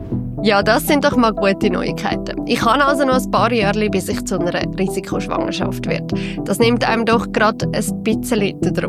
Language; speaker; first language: German; native; German